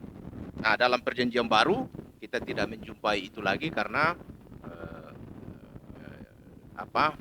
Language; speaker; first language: Indonesian; native; Indonesian